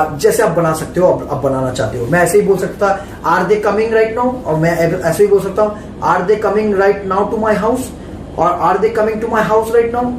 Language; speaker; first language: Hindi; non-native, local second language; Bangla